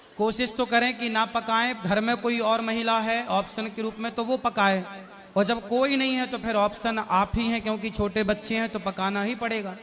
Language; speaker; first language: Hindi; native; Hindi